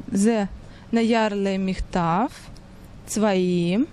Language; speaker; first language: Hebrew; non-native, fluent; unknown